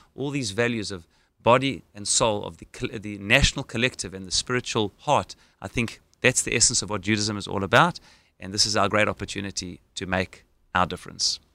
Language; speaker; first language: English; native; English